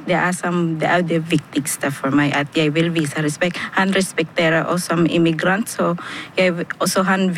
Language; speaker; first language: Norwegian; non-native, fluent; Filipino